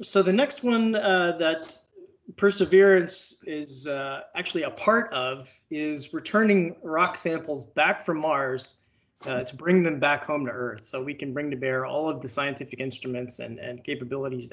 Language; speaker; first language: English; native; English